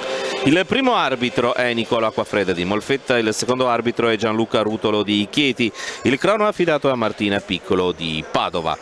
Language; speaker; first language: Italian; native; Italian